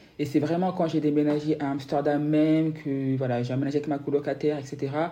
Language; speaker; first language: French; native; French